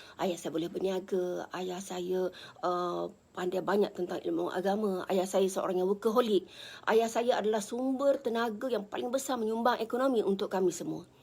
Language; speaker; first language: Malay; native; Malay